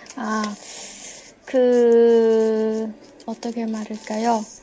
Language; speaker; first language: Korean; non-native, learner; Chinese